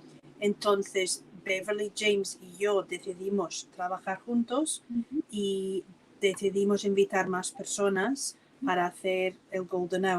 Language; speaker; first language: Spanish; non-native, fluent; English